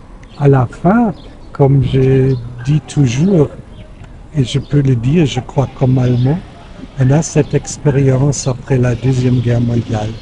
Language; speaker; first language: French; non-native, fluent; German